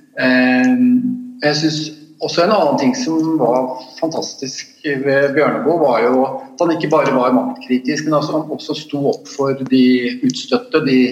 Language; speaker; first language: Norwegian; native; Norwegian